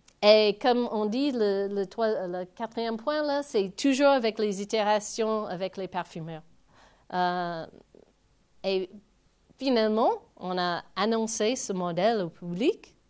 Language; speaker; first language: French; non-native, fluent; English